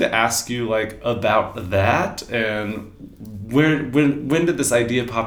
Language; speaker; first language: English; native; English